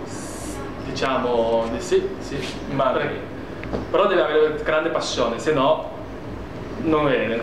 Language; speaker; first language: Italian; non-native, learner; Chinese